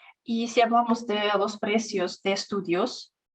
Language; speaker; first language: Spanish; non-native, learner; Russian